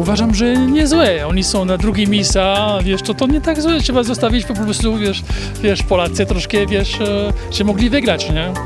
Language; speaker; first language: Polish; non-native, learner; French